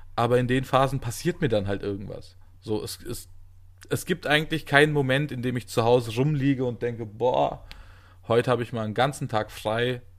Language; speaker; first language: German; native; German